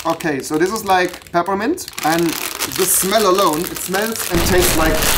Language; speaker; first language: English; non-native, fluent; German